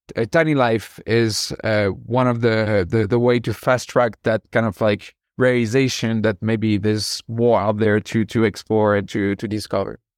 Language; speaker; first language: English; non-native, fluent; French